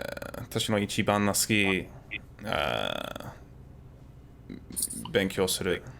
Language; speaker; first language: Japanese; non-native, learner; English